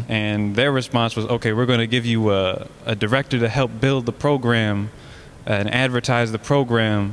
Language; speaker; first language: English; native; English